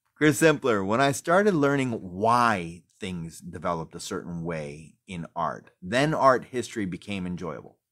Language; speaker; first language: English; native; English